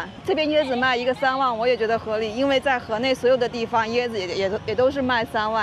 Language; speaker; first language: Chinese; native; Chinese